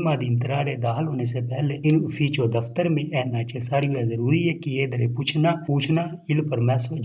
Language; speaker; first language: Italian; non-native, fluent; Punjabi